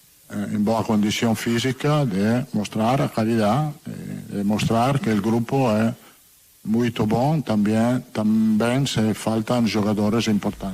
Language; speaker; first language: Portuguese; non-native, learner; Italian